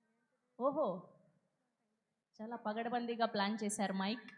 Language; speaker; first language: Telugu; native; Telugu